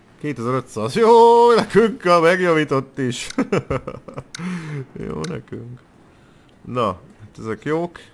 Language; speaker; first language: Hungarian; native; Hungarian